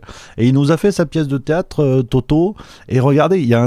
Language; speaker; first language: French; native; French